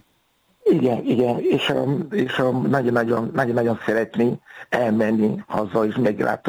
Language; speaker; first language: Hungarian; non-native, fluent; Yoruba